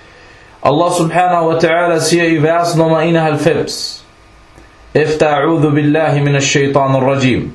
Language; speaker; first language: Danish; non-native, local second language; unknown